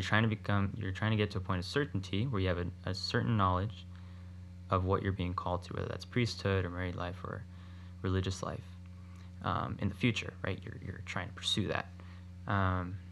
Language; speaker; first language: English; native; English